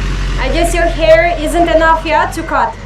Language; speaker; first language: English; non-native, fluent; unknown